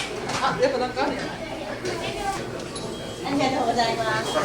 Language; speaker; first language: Japanese; native; Japanese